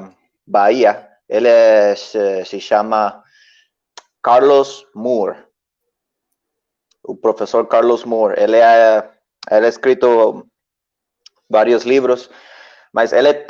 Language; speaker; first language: Portuguese; non-native, learner; Spanish